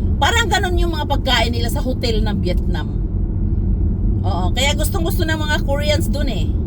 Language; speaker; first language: Filipino; native; Filipino